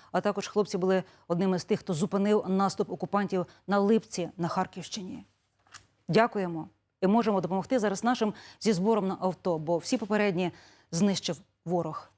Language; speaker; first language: Ukrainian; native; Ukrainian